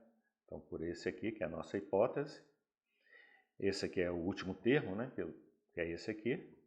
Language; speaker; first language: Portuguese; native; Portuguese